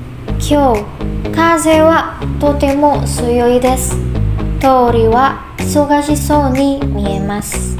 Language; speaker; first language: Japanese; non-native, learner; Indonesian